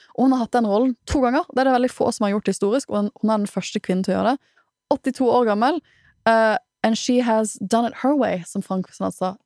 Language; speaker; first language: Norwegian; native; Norwegian